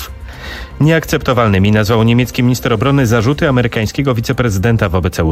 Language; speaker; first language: Polish; native; Polish